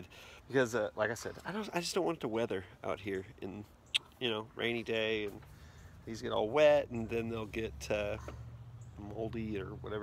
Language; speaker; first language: English; native; English